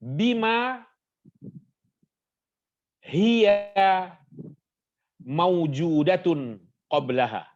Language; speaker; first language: Arabic; non-native, fluent; Indonesian